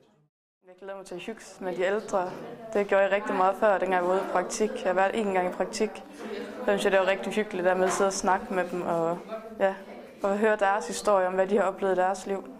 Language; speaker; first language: Danish; native; Danish